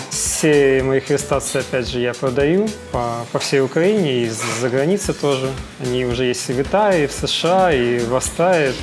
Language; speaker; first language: Russian; native; Russian